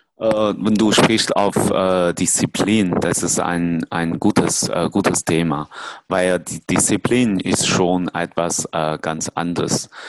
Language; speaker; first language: German; non-native, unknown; Chinese